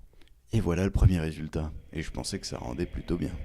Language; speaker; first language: French; native; French